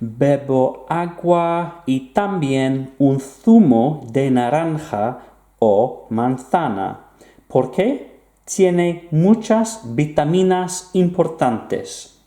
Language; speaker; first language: Spanish; non-native, fluent; English